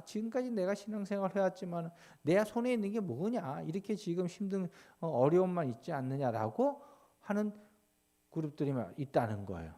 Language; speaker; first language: Korean; native; Korean